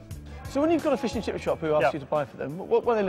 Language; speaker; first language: English; native; English